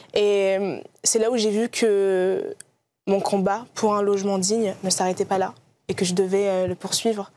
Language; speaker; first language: French; early bilingual, other home language; Arabic